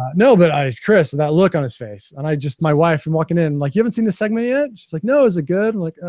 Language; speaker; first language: English; native; English